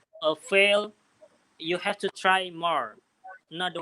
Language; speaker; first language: English; non-native, learner; Indonesian